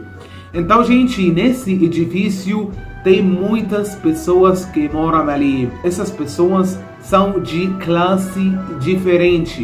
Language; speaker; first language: Portuguese; non-native, fluent; Arabic